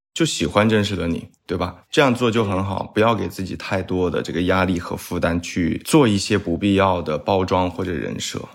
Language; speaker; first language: Chinese; native; Chinese